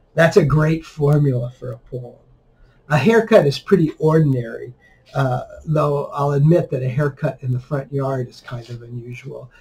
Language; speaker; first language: English; native; English